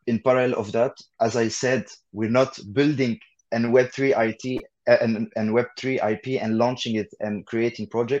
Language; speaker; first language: English; non-native, fluent; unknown